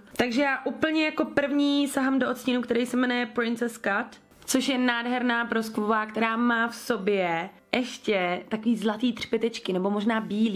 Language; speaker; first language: Czech; native; Czech